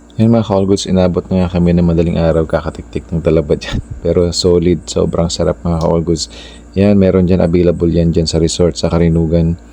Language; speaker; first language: Filipino; non-native, local second language; Bikol